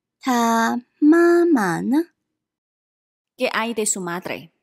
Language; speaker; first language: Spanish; non-native, fluent; Chinese